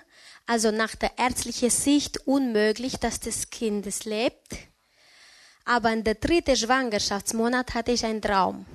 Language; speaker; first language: German; non-native, learner; Romanian